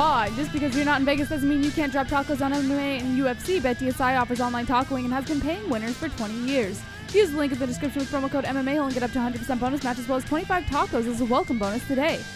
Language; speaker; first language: English; native; English